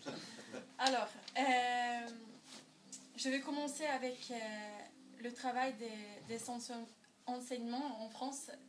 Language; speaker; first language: French; non-native, learner; Norwegian